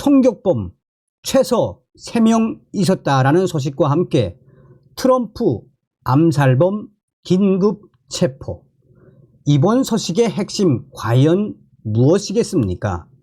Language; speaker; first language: Korean; native; Korean